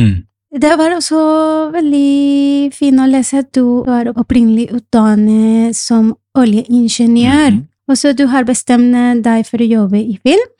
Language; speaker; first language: Swedish; non-native, fluent; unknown